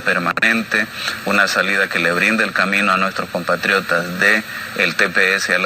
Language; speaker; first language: Spanish; native; Spanish